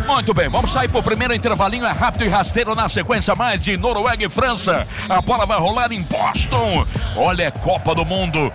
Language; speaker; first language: Portuguese; native; Portuguese